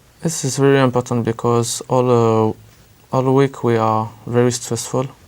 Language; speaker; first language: English; non-native, learner; French